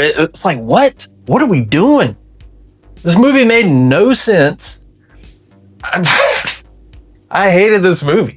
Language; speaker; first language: English; native; English